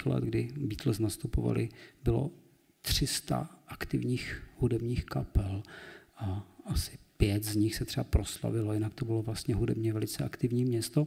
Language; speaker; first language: Czech; native; Czech